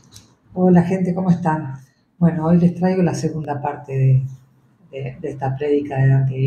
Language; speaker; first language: Spanish; native; Spanish